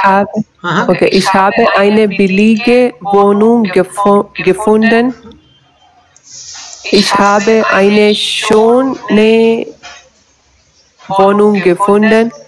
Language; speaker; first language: German; non-native, learner; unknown